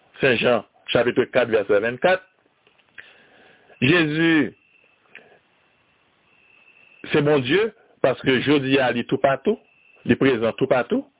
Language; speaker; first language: French; non-native, learner; Haitian Creole